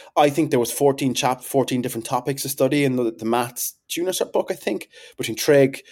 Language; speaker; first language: English; native; English